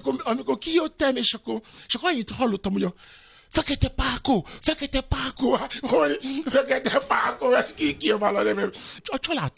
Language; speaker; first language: Hungarian; non-native, fluent; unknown